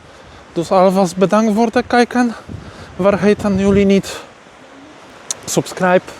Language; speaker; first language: Dutch; non-native, learner; Polish